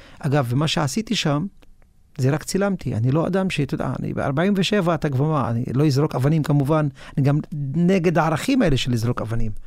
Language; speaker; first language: Hebrew; non-native, local second language; Arabic